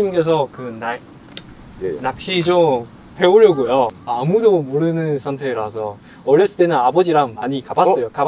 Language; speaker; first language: Korean; non-native, fluent; Chinese